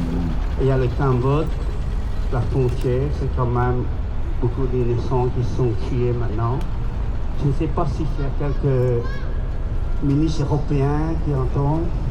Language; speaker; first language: French; early bilingual, other home language; Khmer